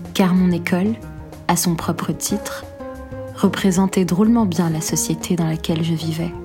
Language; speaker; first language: French; non-native, local second language; Arabic